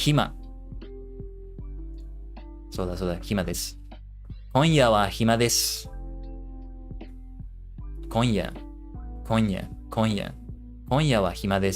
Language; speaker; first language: Japanese; non-native, learner; English